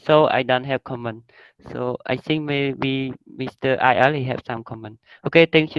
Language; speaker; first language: English; non-native, learner; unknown